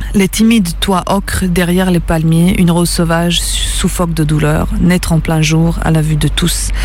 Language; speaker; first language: French; early bilingual, other home language; Serbian